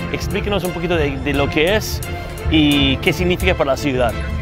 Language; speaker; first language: Spanish; non-native, fluent; English